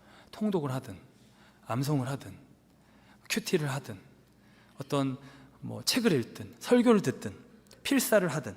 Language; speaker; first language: Korean; native; Korean